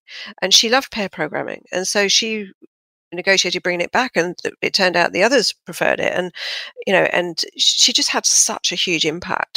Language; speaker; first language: English; native; English